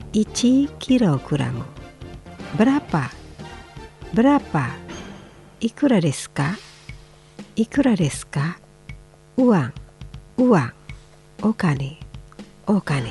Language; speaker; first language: Japanese; non-native, fluent; Indonesian